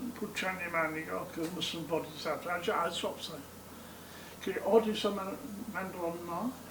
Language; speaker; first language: Korean; non-native, learner; English